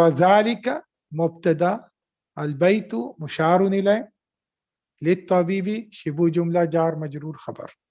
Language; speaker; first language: Arabic; non-native, fluent; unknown